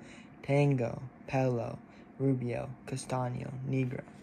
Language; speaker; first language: Spanish; non-native, learner; English